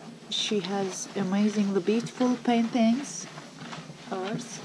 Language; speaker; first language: English; non-native, learner; Turkish